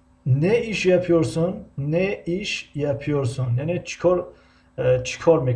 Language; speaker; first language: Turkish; non-native, fluent; Tajik